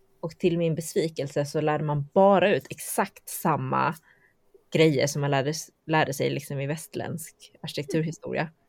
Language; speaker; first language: Swedish; early bilingual, heritage; Chinese